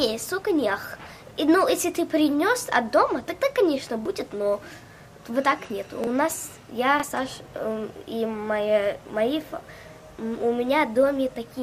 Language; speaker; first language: Russian; early bilingual, heritage; Russian